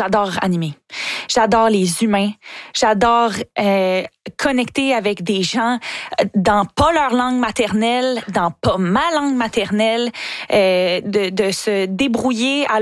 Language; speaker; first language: French; native; French